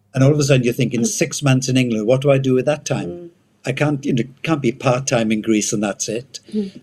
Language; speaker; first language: English; native; English